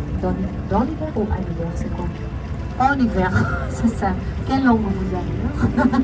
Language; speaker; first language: French; non-native, local second language; Dutch